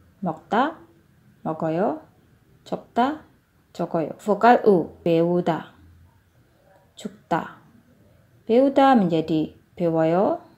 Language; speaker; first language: Korean; non-native, local second language; Indonesian